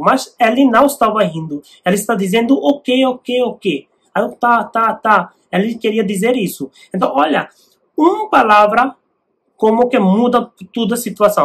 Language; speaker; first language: Portuguese; non-native, learner; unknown